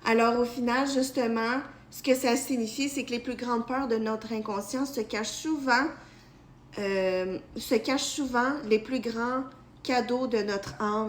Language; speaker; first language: French; native; French